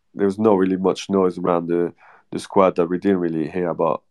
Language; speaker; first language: English; non-native, fluent; French